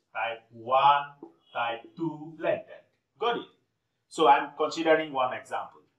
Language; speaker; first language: English; non-native, local second language; Assamese